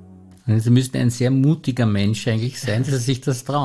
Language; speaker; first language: German; native; German